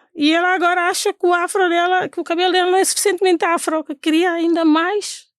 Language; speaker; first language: Portuguese; non-native, local second language; Fula